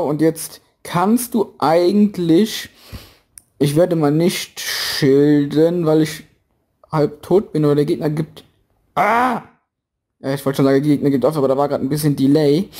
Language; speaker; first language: German; native; German